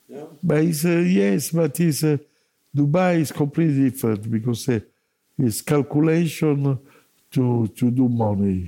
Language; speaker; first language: English; non-native, learner; Italian